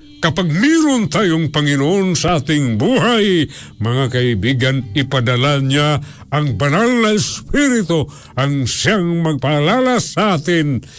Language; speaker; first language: Filipino; non-native, local second language; Cebuano